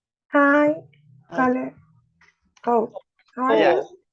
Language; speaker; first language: English; non-native, learner; Spanish